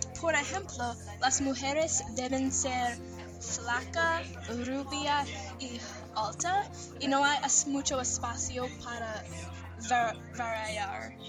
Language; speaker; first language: Spanish; non-native, learner; English